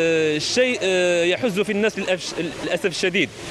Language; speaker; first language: Arabic; native; Arabic